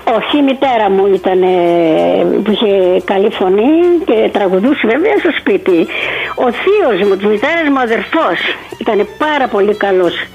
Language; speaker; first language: Greek; native; Greek